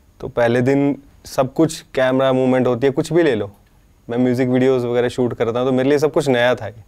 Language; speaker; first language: Hindi; native; Hindi